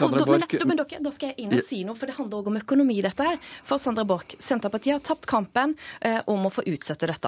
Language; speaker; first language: Norwegian; native; Norwegian